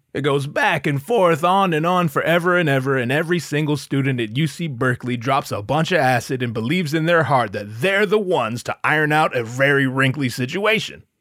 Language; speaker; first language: English; native; English